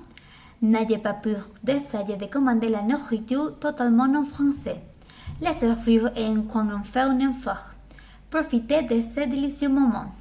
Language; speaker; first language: French; non-native, learner; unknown